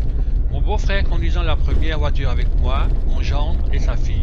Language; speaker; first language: French; native; French